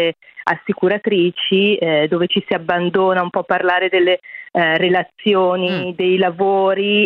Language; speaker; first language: Italian; native; Italian